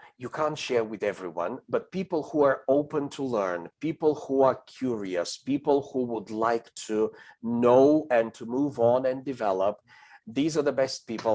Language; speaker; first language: English; non-native, fluent; Bulgarian